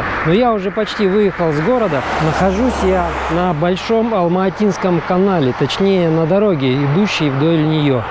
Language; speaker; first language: Russian; native; Russian